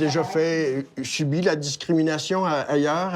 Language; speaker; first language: French; native; French